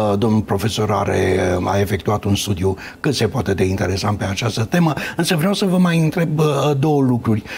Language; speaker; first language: Romanian; native; Romanian